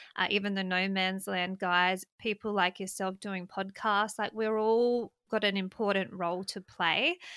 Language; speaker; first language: English; native; English